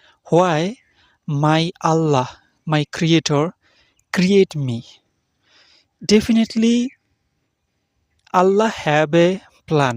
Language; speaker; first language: English; non-native, learner; Bangla